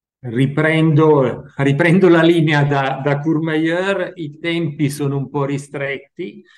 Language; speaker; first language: Italian; native; Italian